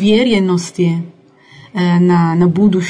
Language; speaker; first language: Russian; non-native, fluent; Italian